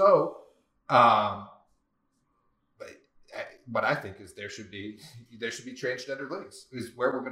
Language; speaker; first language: English; native; English